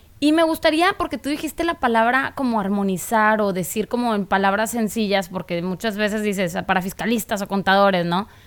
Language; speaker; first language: Spanish; native; Spanish